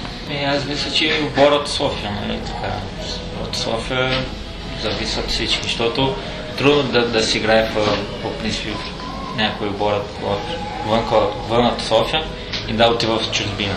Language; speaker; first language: Bulgarian; non-native, learner; Portuguese